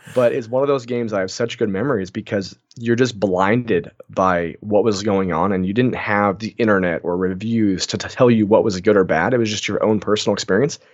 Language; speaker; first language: English; native; English